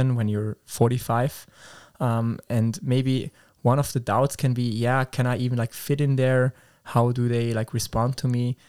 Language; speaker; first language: English; non-native, fluent; Swiss German